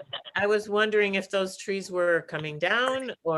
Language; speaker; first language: English; native; English